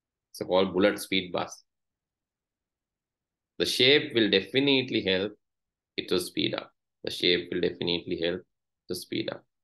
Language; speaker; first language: English; non-native, local second language; Sinhala